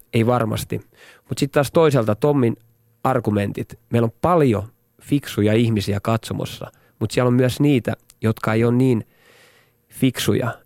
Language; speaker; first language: Finnish; native; Finnish